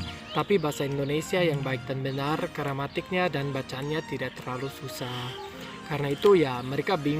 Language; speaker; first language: Indonesian; non-native, fluent; German